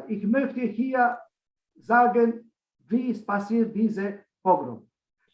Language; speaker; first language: German; non-native, learner; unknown